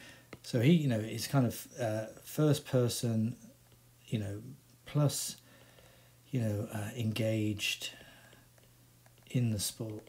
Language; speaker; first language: English; native; English